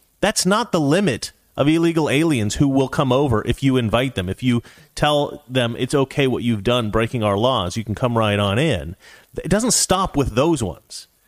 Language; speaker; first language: English; native; English